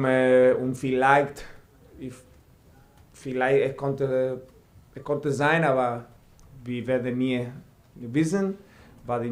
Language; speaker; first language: German; non-native, fluent; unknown